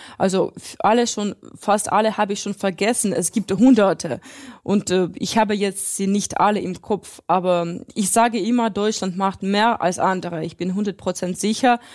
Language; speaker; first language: German; non-native, fluent; Russian